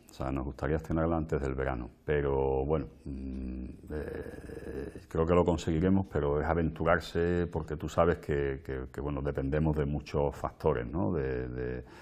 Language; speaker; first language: Spanish; native; Spanish